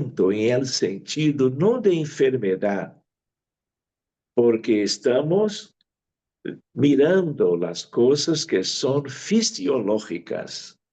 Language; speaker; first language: Spanish; non-native, fluent; Portuguese